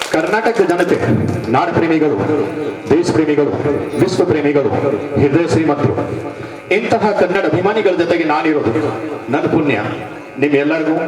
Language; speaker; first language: Kannada; non-native, local second language; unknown